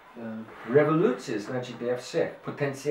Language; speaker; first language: Russian; non-native, fluent; English